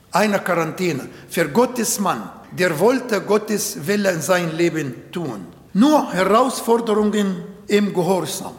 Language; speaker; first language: German; non-native, learner; Arabic